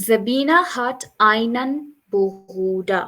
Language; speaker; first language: German; non-native, fluent; Urdu